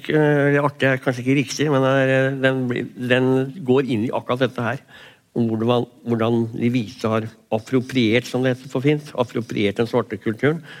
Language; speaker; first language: Norwegian; native; Norwegian